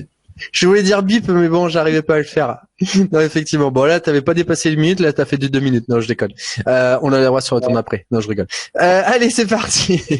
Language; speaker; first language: French; native; French